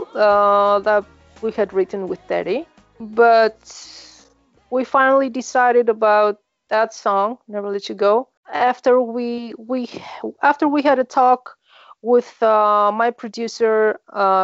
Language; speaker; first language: English; non-native, fluent; Greek